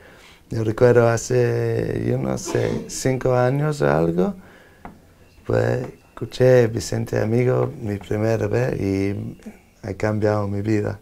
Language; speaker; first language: Spanish; non-native, learner; English